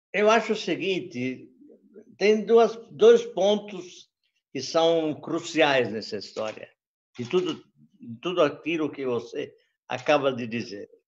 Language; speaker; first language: Portuguese; early bilingual, other home language; Italian